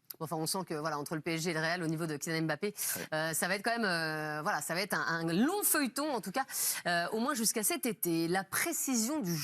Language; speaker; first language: French; native; French